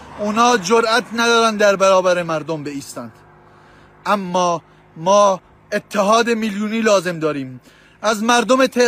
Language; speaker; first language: Persian; non-native, local second language; Central Kurdish